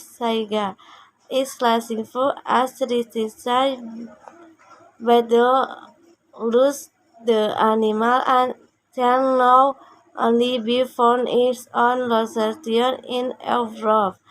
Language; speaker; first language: English; non-native, learner; Indonesian